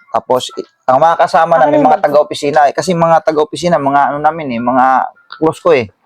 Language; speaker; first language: Filipino; non-native, local second language; Cebuano